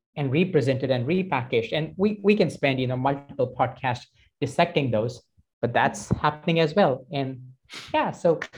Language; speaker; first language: English; non-native, local second language; Hindi